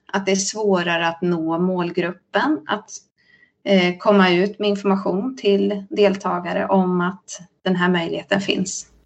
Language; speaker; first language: Swedish; native; Swedish